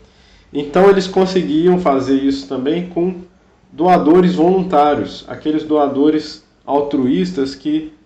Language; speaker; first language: Portuguese; native; Portuguese